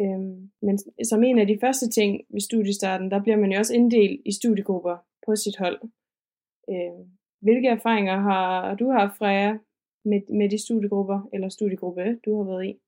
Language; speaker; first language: Danish; native; Danish